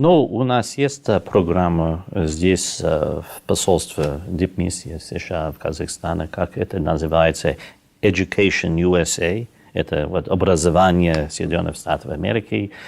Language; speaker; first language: Russian; non-native, fluent; English